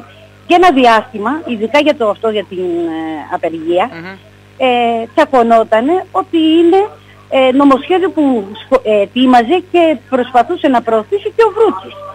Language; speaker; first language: Greek; native; Greek